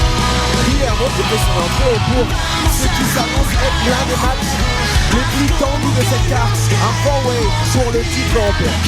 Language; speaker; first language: French; native; French